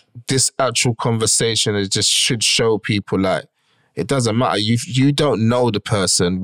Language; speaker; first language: English; native; English